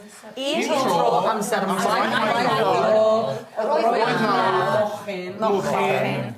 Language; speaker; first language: Welsh; non-native, learner; English